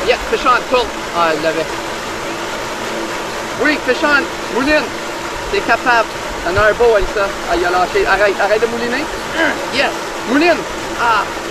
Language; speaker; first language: French; native; French